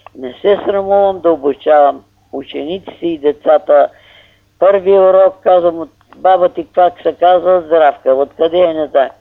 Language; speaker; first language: Bulgarian; native; Bulgarian